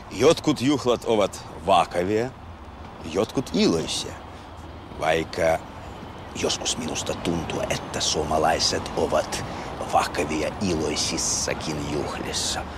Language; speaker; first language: Finnish; non-native, fluent; Russian